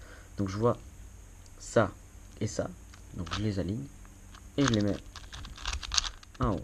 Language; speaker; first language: French; native; French